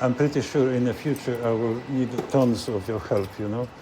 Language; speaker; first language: English; non-native, fluent; Polish